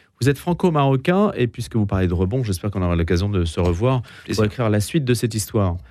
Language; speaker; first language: French; native; French